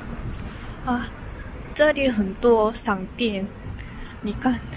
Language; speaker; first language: Chinese; non-native, learner; Korean